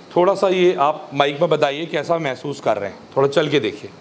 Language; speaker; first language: Hindi; native; Hindi